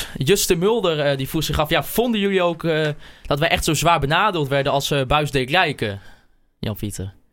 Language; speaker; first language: Dutch; native; Dutch